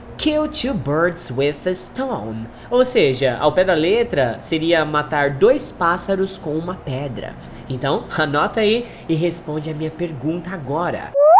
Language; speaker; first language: Portuguese; native; Portuguese